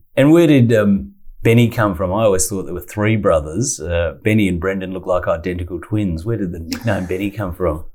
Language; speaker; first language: English; native; English